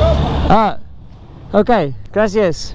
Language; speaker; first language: Spanish; non-native, learner; English